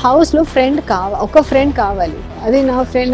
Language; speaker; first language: Telugu; non-native, learner; Hindi